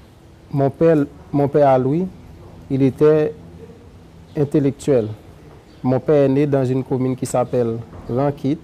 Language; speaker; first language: French; non-native, local second language; Haitian Creole